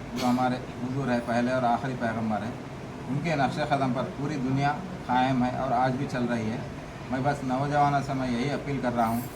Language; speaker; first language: Hindi; native; Hindi